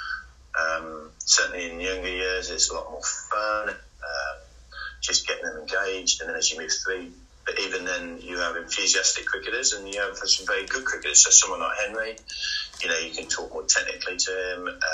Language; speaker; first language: English; native; English